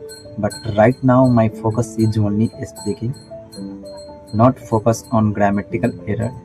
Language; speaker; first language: English; non-native, learner; Hindi